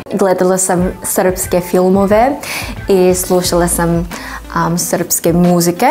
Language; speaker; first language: Serbian; non-native, learner; English